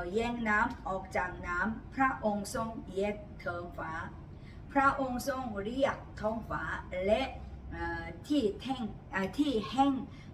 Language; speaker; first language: Thai; non-native, learner; Korean